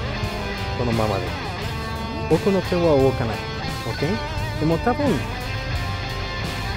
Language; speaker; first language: Japanese; non-native, learner; Spanish